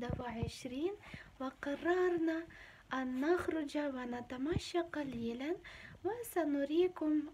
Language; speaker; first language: Arabic; non-native, fluent; Ukrainian